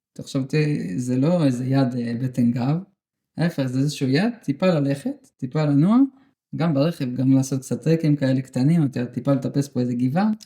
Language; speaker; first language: Hebrew; early bilingual, other home language; Russian